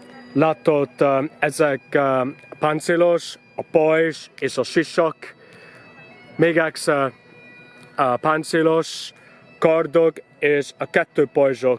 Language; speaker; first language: Hungarian; non-native, learner; English